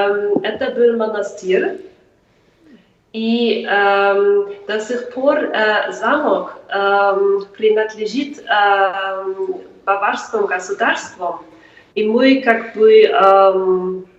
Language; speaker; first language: Russian; non-native, fluent; German